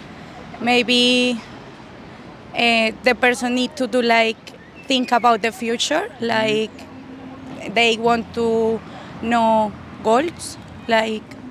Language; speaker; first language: English; non-native, learner; Spanish